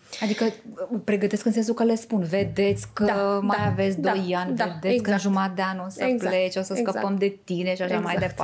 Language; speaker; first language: Romanian; native; Romanian